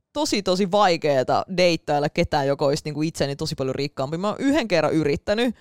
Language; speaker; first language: Finnish; early bilingual, other home language; Russian